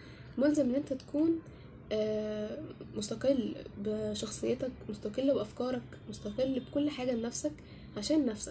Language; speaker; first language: Arabic; native; Arabic